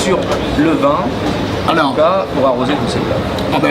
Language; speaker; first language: French; native; French